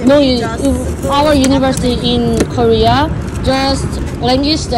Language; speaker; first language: English; non-native, learner; Korean